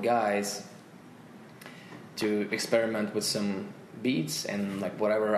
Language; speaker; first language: English; non-native, fluent; Russian